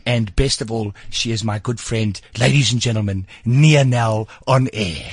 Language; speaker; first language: English; native; English